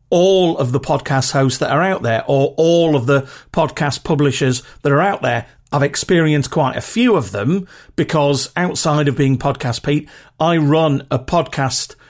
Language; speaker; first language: English; native; English